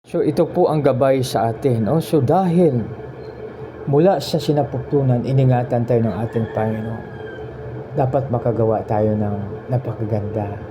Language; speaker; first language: Filipino; native; Filipino